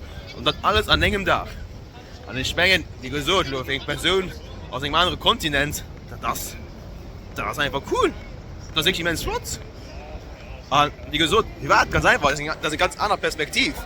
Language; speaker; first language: German; non-native, local second language; Luxembourgish